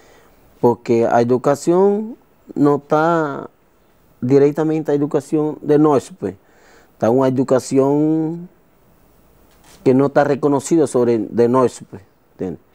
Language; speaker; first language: Portuguese; non-native, learner; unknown